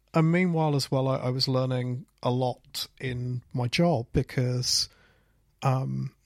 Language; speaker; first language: English; native; English